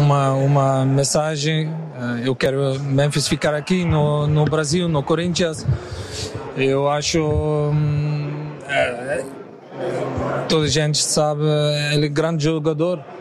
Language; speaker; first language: Portuguese; non-native, learner; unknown